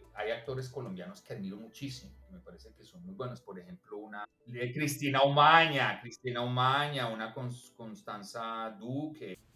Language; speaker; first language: Spanish; native; Spanish